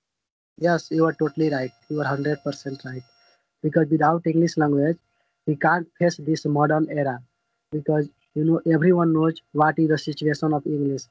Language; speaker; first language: English; non-native, learner; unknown